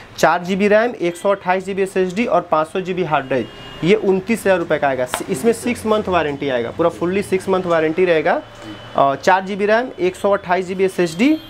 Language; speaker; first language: Hindi; native; Hindi